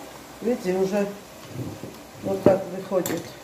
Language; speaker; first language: Russian; non-native, fluent; Armenian